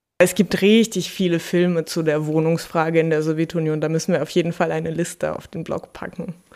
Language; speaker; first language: German; early bilingual, other home language; Russian